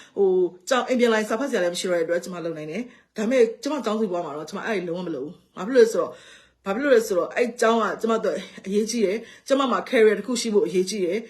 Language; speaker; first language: Burmese; native; Burmese